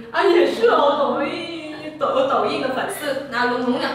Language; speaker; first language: Chinese; non-native, fluent; Vietnamese